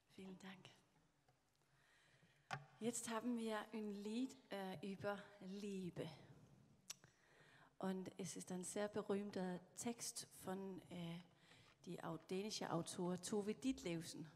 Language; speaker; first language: German; non-native, learner; Danish